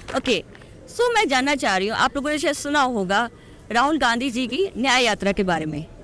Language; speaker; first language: Hindi; native; Hindi